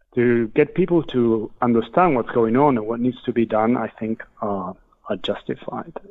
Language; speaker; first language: English; non-native, fluent; Spanish